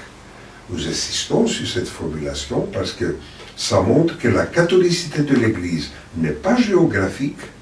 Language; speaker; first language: French; non-native, fluent; Greek